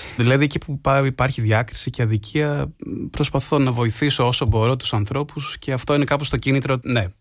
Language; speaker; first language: Greek; early bilingual, heritage; Greek